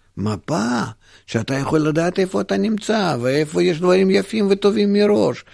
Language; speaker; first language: Hebrew; non-native, fluent; Russian